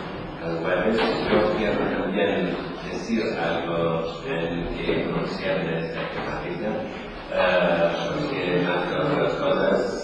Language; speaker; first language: Spanish; non-native, learner; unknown